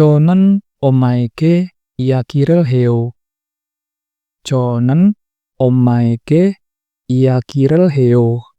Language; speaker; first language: Korean; non-native, fluent; Indonesian